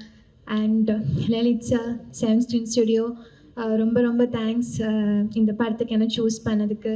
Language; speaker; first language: Tamil; non-native, fluent; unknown